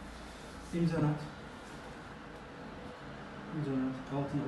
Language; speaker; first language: Turkish; native; Turkish